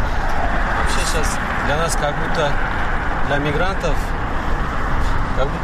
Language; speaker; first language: Russian; non-native, fluent; Tajik